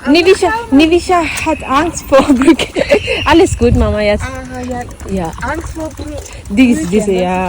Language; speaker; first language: German; non-native, learner; Telugu